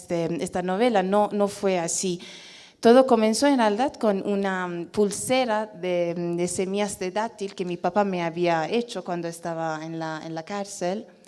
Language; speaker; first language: Spanish; non-native, fluent; Persian